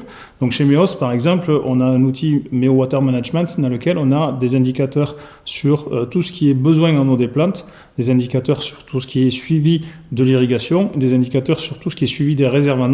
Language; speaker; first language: French; native; French